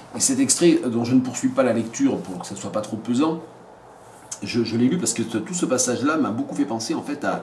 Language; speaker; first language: French; native; French